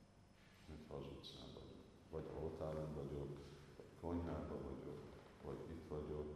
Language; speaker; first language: Hungarian; non-native, fluent; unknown